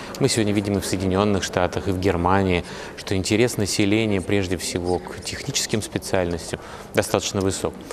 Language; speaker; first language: Russian; native; Russian